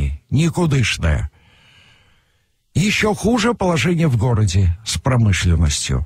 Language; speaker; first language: Russian; native; Russian